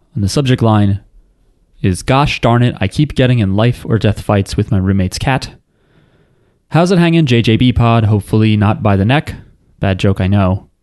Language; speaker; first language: English; native; English